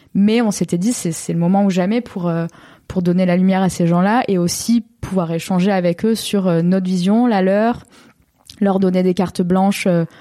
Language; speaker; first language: French; native; French